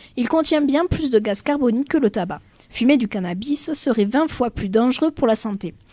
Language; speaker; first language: French; native; French